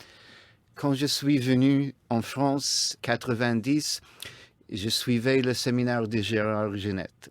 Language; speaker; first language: French; non-native, fluent; English